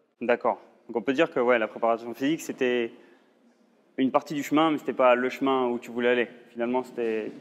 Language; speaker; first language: French; native; French